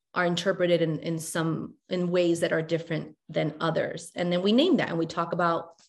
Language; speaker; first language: English; native; English